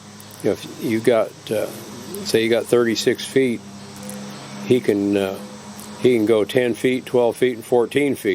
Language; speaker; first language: English; native; English